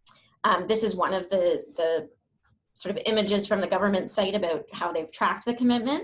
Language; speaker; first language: English; native; English